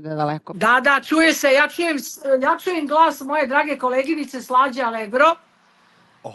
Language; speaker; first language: Bosnian; native; Bosnian